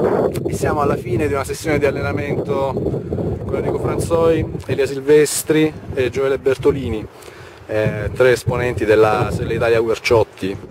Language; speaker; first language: Italian; native; Italian